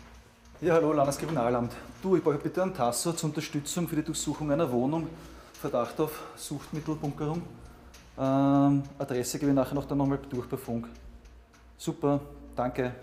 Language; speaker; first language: German; native; German